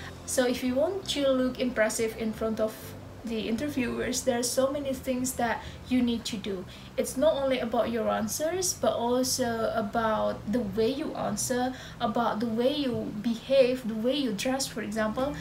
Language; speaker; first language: English; non-native, fluent; Indonesian